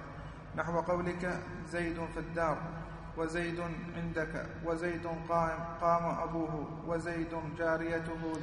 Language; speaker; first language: Arabic; native; Arabic